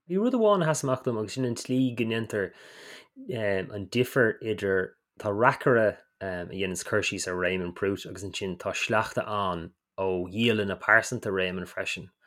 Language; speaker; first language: Irish; native; Irish